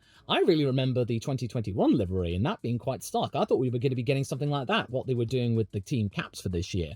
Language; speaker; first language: English; native; English